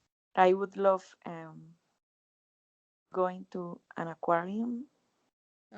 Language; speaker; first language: English; non-native, learner; Spanish